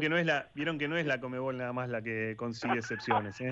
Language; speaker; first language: Spanish; native; Spanish